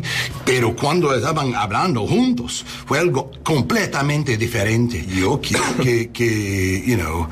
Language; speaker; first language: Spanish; non-native, learner; English